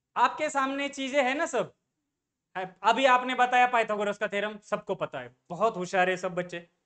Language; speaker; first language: Hindi; non-native, local second language; Marathi